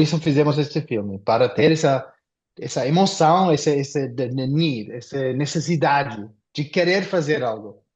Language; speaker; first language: Portuguese; non-native, fluent; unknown